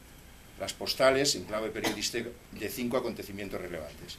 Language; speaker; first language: Spanish; native; Spanish